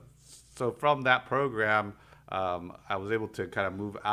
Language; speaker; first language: English; early bilingual, other home language; Spanish